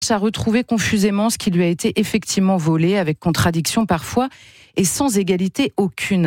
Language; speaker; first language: French; native; French